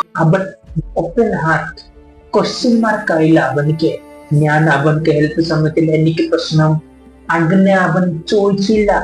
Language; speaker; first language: Malayalam; non-native, learner; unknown